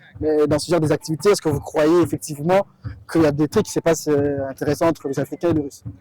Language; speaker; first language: French; non-native, local second language; Lingala